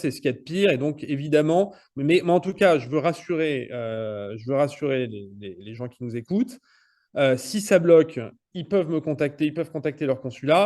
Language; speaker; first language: French; native; French